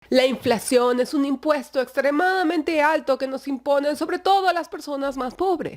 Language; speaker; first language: Spanish; native; Spanish